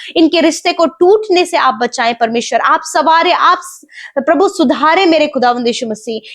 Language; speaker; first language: Hindi; native; Hindi